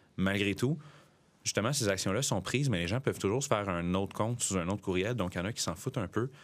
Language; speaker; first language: French; native; French